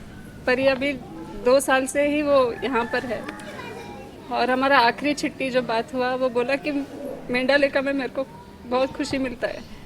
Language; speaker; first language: Hindi; non-native, local second language; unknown